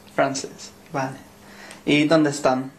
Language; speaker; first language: Spanish; non-native, learner; English